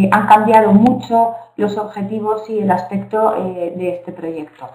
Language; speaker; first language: Spanish; native; Spanish